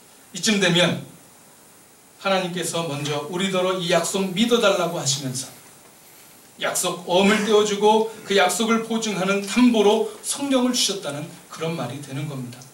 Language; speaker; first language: Korean; native; Korean